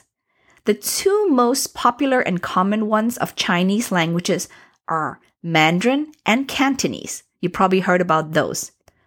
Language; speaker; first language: English; non-native, fluent; Cantonese